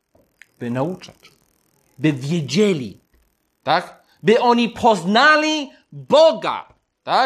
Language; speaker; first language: Polish; non-native, fluent; English